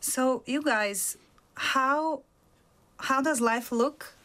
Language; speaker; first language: English; non-native, fluent; Bulgarian